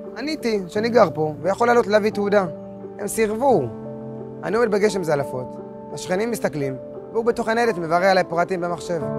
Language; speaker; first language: Hebrew; early bilingual, other home language; Amharic